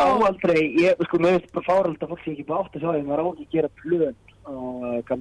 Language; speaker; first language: Icelandic; native; Icelandic